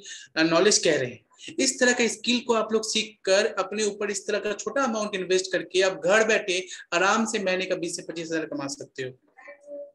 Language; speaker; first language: Hindi; native; Hindi